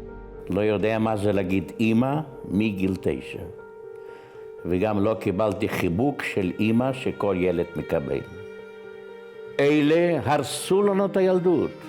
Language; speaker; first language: Hebrew; non-native, fluent; Yiddish